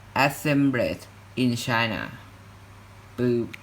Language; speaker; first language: English; non-native, learner; Thai